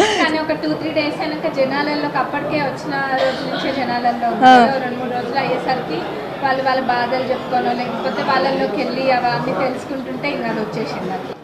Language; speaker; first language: Telugu; native; Telugu